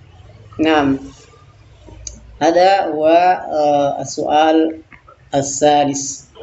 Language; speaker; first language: Arabic; non-native, fluent; Indonesian